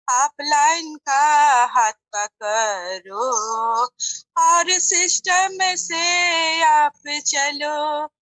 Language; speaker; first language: Hindi; non-native, local second language; Bangla